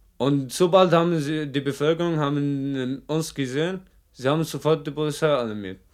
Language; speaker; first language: German; non-native, fluent; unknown